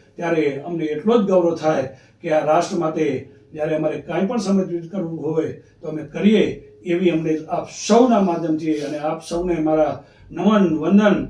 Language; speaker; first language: Gujarati; native; Gujarati